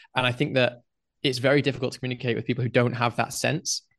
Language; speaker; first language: English; native; English